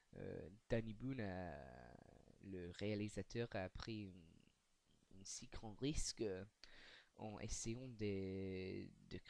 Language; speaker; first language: French; non-native, learner; English